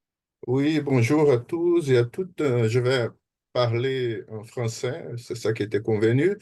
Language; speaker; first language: French; non-native, fluent; Portuguese